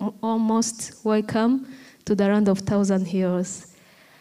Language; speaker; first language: English; non-native, local second language; Kinyarwanda